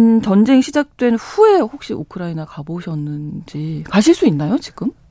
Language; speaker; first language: Korean; native; Korean